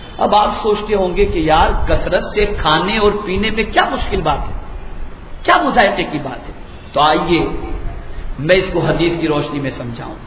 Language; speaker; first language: Urdu; native; Urdu